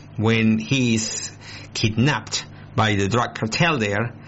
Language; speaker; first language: English; non-native, fluent; Spanish